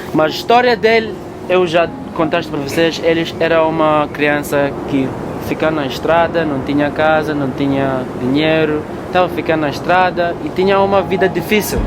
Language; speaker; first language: Portuguese; non-native, local second language; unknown